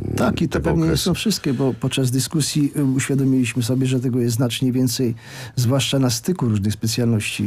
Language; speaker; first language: Polish; native; Polish